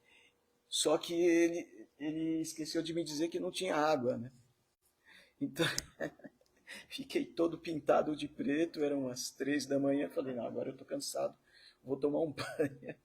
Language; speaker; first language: Portuguese; native; Portuguese